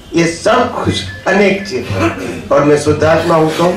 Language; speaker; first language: Hindi; non-native, local second language; Gujarati